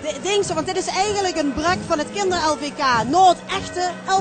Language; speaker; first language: Dutch; native; Dutch